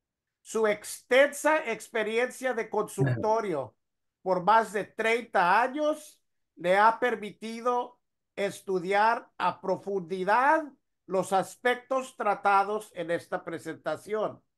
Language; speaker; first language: Spanish; early bilingual, heritage; Spanish